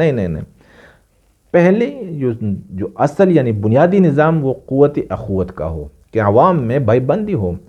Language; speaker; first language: Urdu; non-native, local second language; Pashto